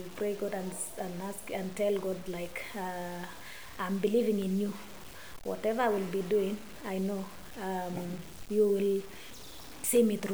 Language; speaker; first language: English; non-native, local second language; Kalenjin